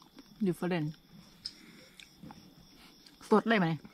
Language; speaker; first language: Italian; non-native, learner; Thai